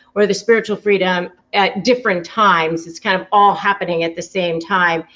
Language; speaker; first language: English; native; English